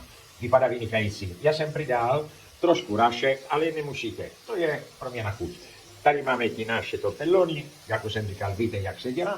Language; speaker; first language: Czech; non-native, learner; Italian